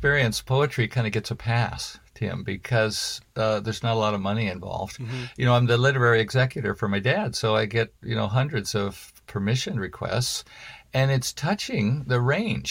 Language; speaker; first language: English; native; English